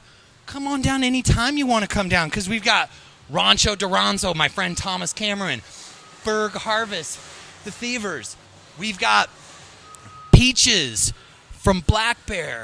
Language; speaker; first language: English; native; English